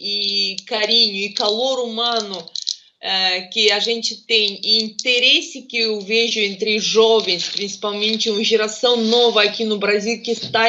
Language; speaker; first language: Portuguese; non-native, fluent; Russian